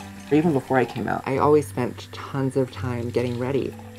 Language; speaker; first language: English; native; English